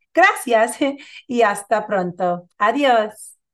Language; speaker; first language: Spanish; early bilingual, heritage; Spanish